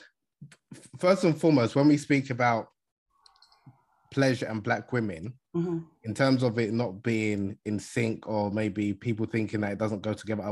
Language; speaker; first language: English; native; English